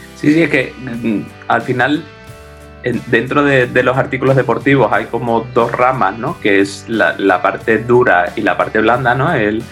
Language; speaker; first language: Spanish; native; Spanish